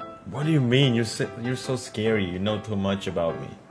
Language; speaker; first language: English; non-native, fluent; Indonesian